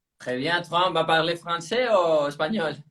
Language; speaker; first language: French; non-native, fluent; Spanish